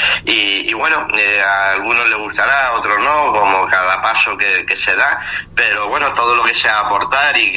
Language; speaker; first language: Spanish; native; Spanish